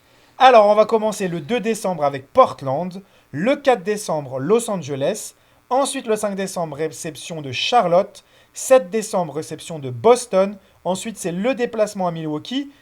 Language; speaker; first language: French; native; French